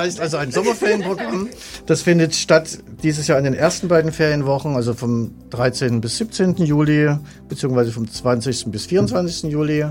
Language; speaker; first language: German; native; German